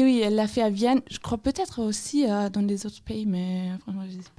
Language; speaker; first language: French; non-native, fluent; German